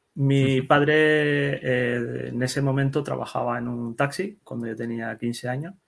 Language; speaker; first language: Spanish; early bilingual, other home language; Dutch